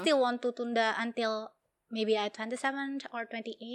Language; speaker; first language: English; non-native, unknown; Indonesian